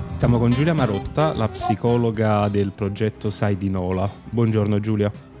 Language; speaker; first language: Italian; native; Italian